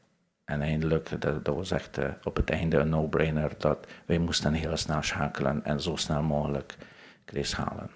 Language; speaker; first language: Dutch; non-native, fluent; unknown